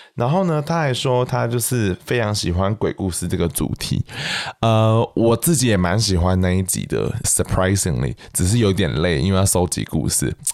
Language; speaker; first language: Chinese; native; Chinese